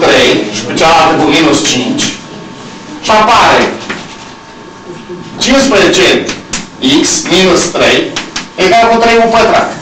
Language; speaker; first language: Romanian; native; Romanian